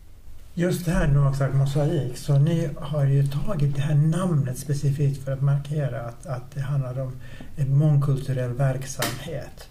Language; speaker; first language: Swedish; native; Swedish